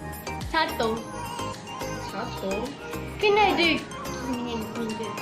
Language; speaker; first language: Malay; native; Malay